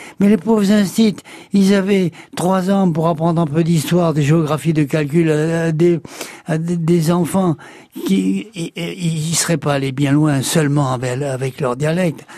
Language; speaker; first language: French; native; French